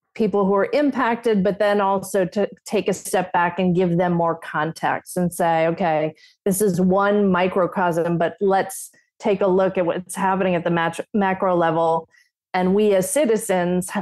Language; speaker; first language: English; native; English